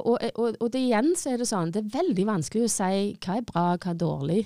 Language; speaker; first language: Norwegian; native; Norwegian